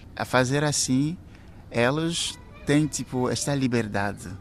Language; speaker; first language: Portuguese; non-native, fluent; Ewe